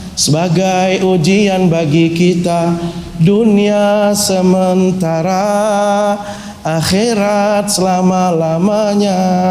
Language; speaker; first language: Malay; non-native, local second language; Sasak